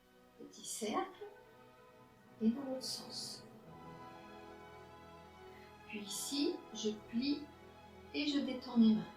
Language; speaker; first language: French; native; French